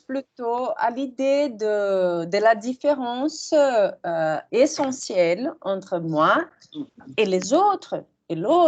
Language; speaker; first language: French; non-native, fluent; Portuguese